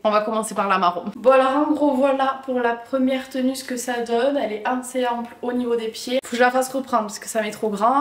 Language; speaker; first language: French; native; French